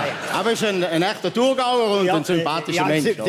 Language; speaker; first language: German; native; German